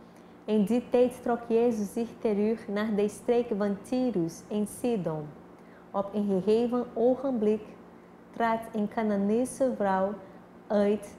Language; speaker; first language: Dutch; non-native, fluent; Portuguese